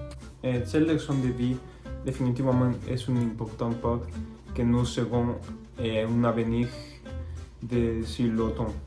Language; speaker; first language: French; non-native, learner; Spanish